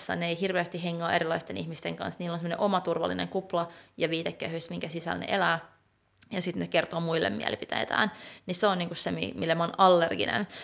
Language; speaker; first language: Finnish; non-native, local second language; Swedish